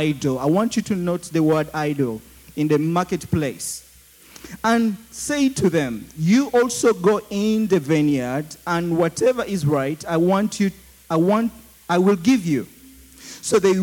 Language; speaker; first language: English; non-native, local second language; Ganda